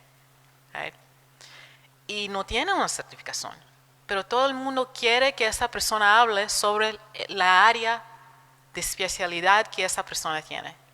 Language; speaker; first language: Spanish; non-native, fluent; Portuguese